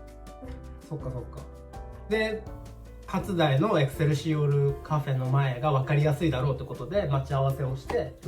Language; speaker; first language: Japanese; native; Japanese